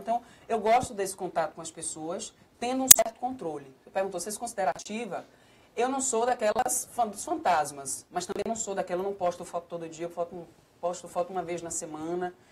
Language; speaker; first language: Portuguese; native; Portuguese